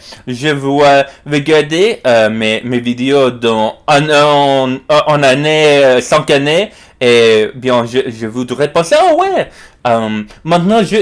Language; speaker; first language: French; non-native, learner; English